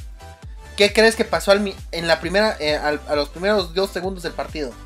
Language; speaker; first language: Spanish; native; Spanish